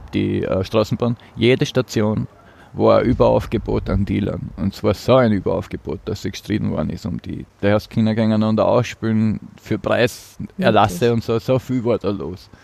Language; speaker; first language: German; native; German